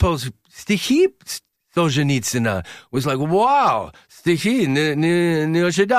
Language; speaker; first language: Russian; non-native, learner; English